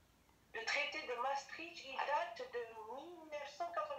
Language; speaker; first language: French; non-native, learner; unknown